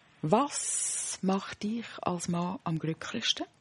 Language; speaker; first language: German; native; German